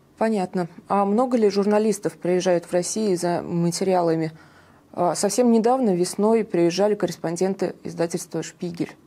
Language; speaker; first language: Russian; native; Russian